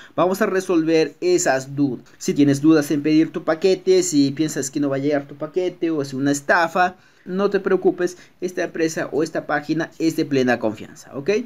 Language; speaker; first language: Spanish; native; Spanish